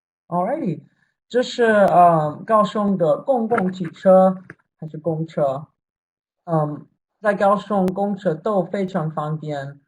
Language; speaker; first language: Chinese; non-native, learner; English